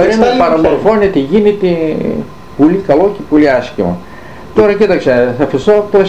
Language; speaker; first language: Greek; native; Greek